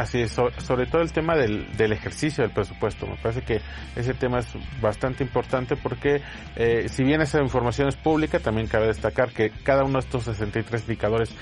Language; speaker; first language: Spanish; native; Spanish